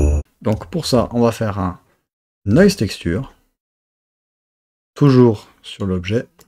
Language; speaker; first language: French; native; French